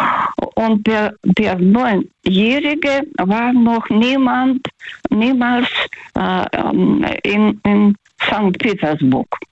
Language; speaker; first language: German; early bilingual, other home language; Russian